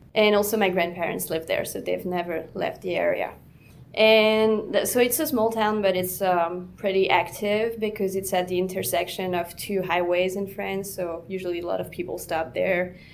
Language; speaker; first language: English; non-native, fluent; French